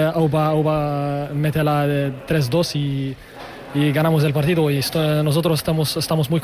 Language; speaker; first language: Spanish; non-native, learner; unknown